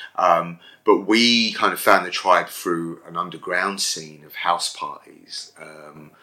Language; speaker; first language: English; native; English